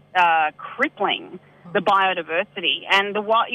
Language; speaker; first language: English; native; English